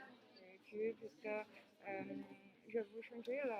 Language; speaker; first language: French; non-native, learner; Chinese